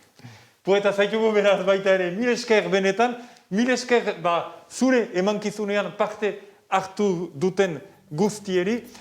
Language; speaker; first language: Basque; native; Basque